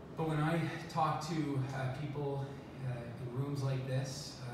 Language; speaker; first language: English; native; English